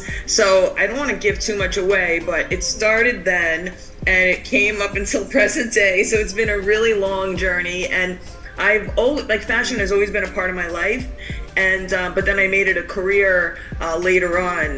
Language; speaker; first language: English; native; English